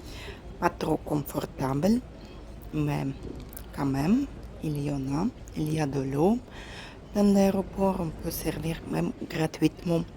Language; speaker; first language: French; non-native, fluent; Russian